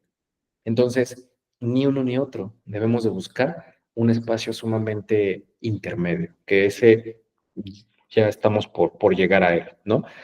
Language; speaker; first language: Spanish; native; Spanish